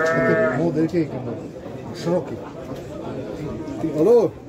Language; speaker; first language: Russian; non-native, local second language; Kyrgyz